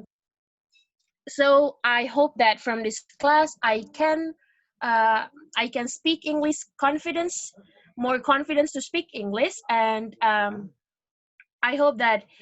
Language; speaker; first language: English; non-native, learner; Indonesian